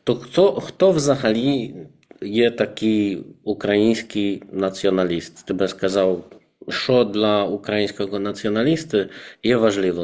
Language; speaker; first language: Ukrainian; non-native, fluent; Polish